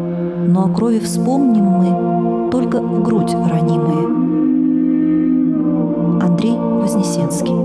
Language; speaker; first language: Russian; native; Russian